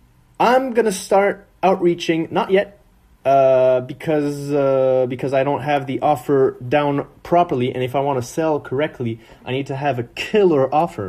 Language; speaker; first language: English; non-native, fluent; French